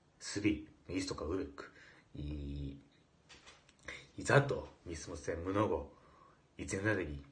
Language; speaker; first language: Serbian; non-native, learner; Japanese